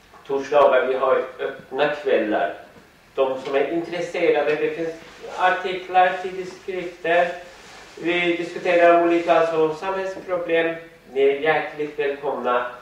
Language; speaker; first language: Swedish; non-native, fluent; Persian